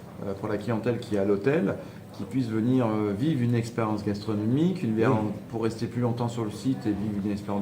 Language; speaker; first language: French; native; French